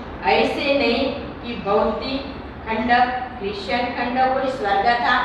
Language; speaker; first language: Hindi; non-native, local second language; Marathi